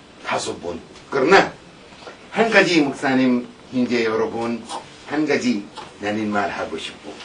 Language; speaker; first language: Korean; non-native, learner; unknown